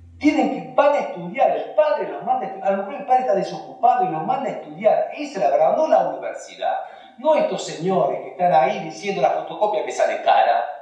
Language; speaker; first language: Spanish; early bilingual, other home language; Hungarian